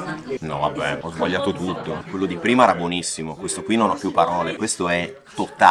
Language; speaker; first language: Italian; native; Italian